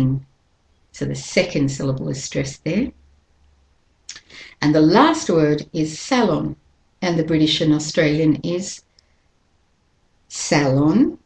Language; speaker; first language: English; native; English